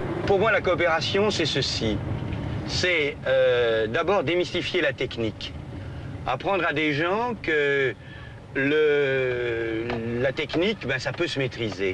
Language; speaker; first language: French; native; French